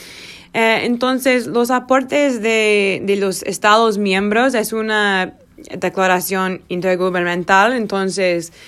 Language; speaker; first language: Spanish; non-native, learner; Portuguese